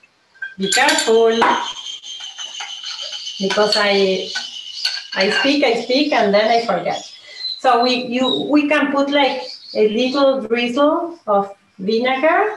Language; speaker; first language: English; non-native, learner; Spanish